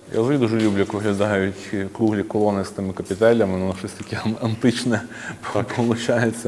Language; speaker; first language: Ukrainian; native; Ukrainian